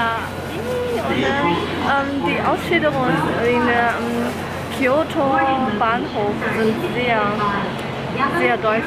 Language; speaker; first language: German; non-native, fluent; Chinese